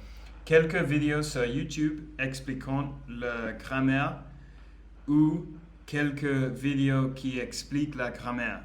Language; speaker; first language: French; non-native, learner; English